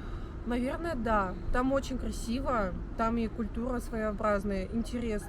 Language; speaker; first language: Russian; native; Russian